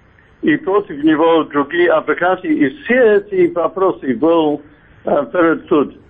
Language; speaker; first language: Russian; non-native, fluent; English